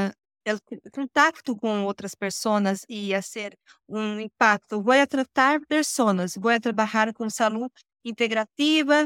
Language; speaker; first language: Spanish; non-native, learner; Portuguese